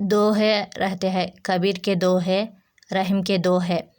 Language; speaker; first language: Hindi; non-native, local second language; Telugu